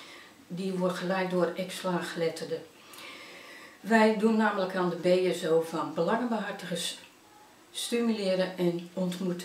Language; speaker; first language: Dutch; native; Dutch